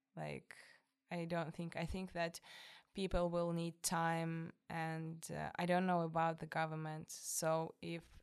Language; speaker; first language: English; non-native, fluent; Russian